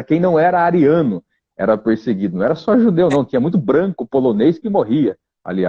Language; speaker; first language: Portuguese; native; Portuguese